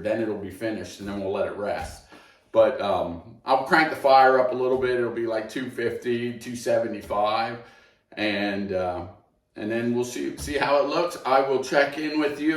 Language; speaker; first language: English; native; English